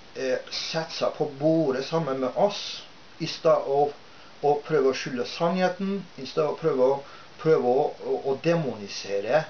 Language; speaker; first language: Norwegian; non-native, fluent; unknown